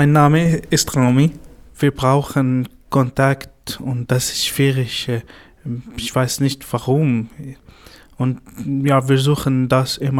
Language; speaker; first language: German; non-native, learner; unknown